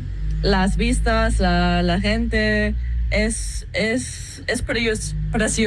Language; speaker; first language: Spanish; non-native, fluent; English